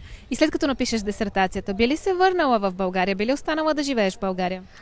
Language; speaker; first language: Bulgarian; native; Bulgarian